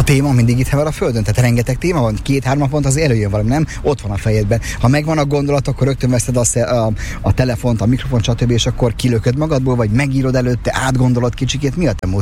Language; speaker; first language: Hungarian; native; Hungarian